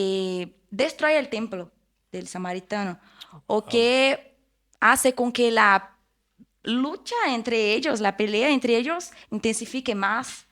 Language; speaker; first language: Spanish; non-native, fluent; Portuguese